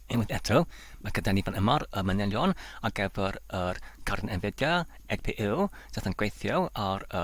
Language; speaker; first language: Welsh; non-native, learner; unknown